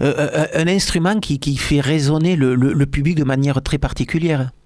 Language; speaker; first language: French; native; French